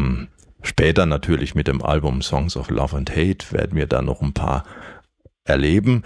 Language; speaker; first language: German; native; German